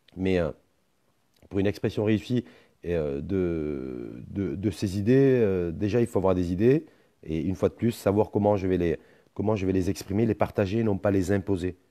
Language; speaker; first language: French; non-native, local second language; Arabic